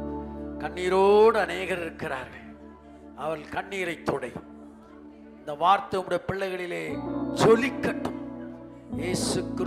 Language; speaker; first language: Tamil; native; Tamil